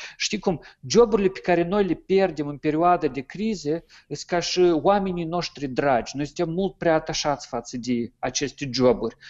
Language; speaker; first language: Romanian; native; Romanian